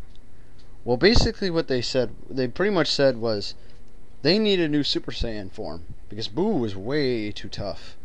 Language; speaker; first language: English; native; English